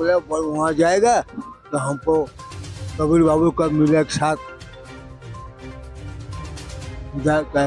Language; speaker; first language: Hindi; non-native, local second language; Bangla